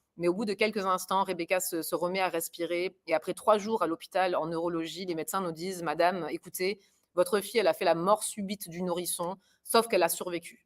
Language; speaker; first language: French; early bilingual, other home language; German